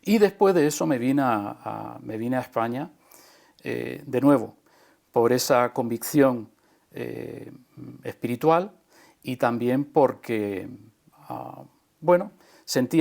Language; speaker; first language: Spanish; early bilingual, other home language; English